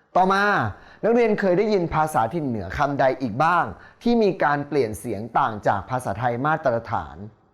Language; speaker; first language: Thai; native; Thai